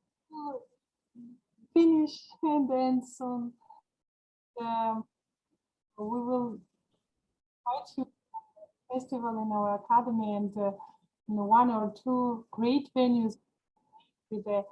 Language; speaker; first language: English; non-native, learner; Georgian